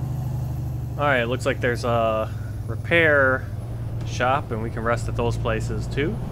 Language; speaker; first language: English; native; English